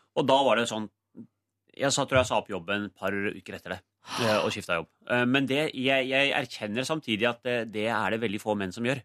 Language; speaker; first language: Norwegian; early bilingual, other home language; Urdu